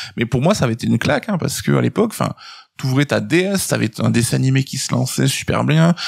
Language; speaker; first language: French; native; French